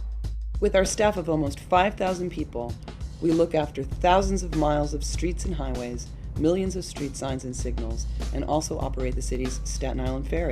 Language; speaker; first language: English; native; English